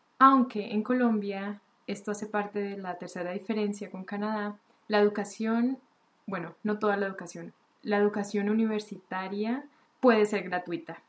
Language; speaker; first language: Spanish; native; Spanish